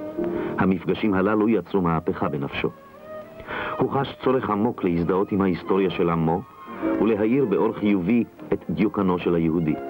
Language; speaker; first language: Hebrew; native; Hebrew